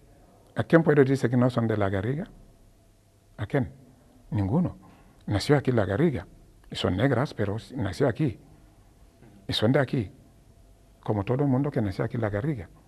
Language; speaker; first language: Spanish; non-native, learner; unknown